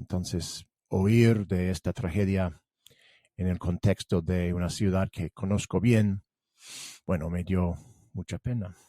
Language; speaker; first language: Spanish; non-native, fluent; English